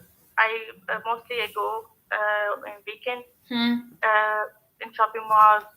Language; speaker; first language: English; non-native, learner; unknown